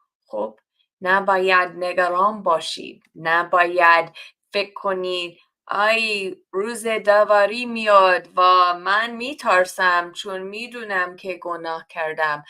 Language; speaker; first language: Persian; non-native, learner; English